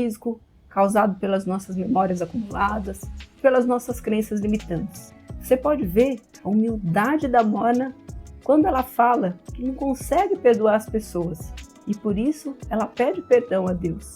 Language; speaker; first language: Portuguese; native; Portuguese